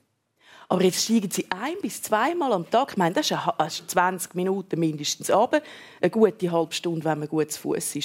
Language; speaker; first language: German; native; German